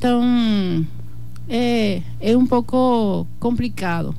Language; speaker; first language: Portuguese; non-native, learner; Spanish